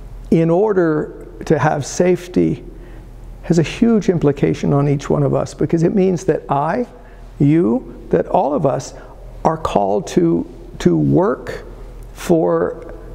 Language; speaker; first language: English; early bilingual, other home language; Italian